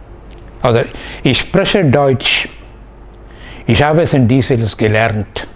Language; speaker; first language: German; non-native, fluent; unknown